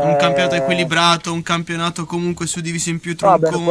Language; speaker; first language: Italian; native; Italian